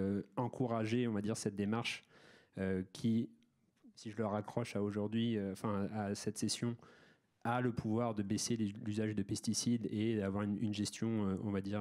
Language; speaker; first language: French; native; French